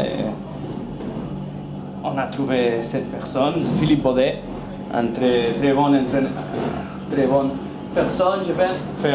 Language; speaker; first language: French; non-native, learner; Spanish